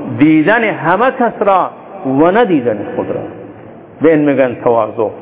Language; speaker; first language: Persian; non-native, local second language; Turkmen